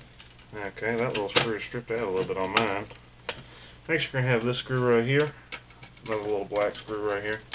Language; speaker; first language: English; native; English